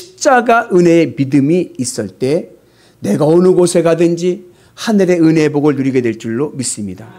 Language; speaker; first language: Korean; native; Korean